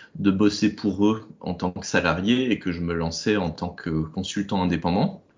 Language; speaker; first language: French; native; French